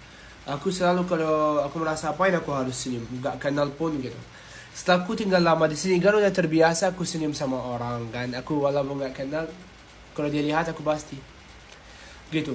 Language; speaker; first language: Indonesian; non-native, fluent; Arabic